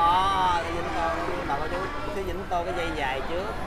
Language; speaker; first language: Vietnamese; native; Vietnamese